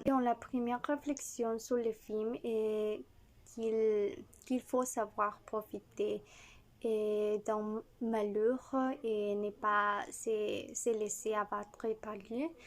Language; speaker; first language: French; non-native, learner; Spanish